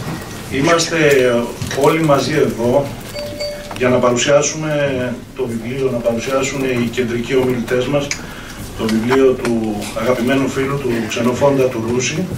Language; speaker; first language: Greek; native; Greek